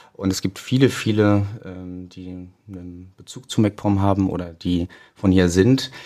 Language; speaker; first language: German; native; German